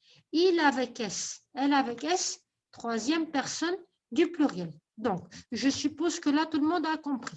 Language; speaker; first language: French; non-native, local second language; Arabic